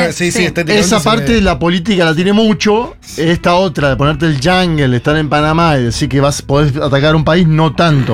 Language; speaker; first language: Spanish; native; Spanish